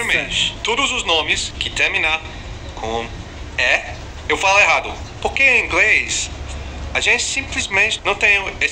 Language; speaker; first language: Portuguese; non-native, learner; English